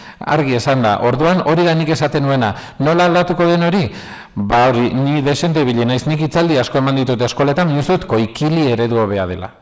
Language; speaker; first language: Basque; non-native, local second language; Spanish